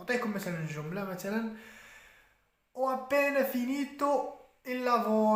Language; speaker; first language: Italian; non-native, fluent; Arabic